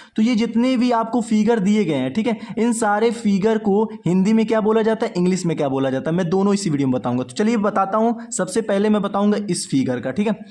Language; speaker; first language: Hindi; native; Hindi